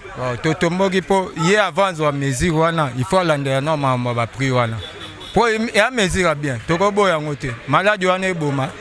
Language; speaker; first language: Lingala; native; Lingala